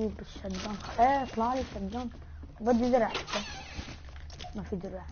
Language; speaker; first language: Arabic; native; Arabic